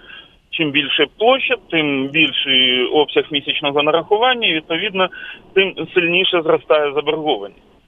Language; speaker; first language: Ukrainian; native; Ukrainian